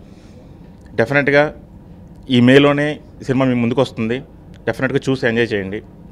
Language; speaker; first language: Telugu; native; Telugu